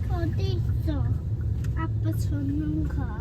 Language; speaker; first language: Korean; early bilingual, heritage; Korean